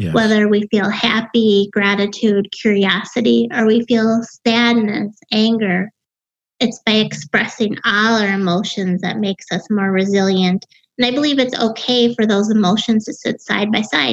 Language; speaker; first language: English; native; English